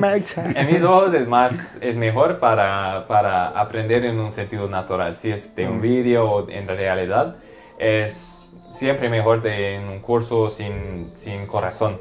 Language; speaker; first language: Spanish; non-native, fluent; English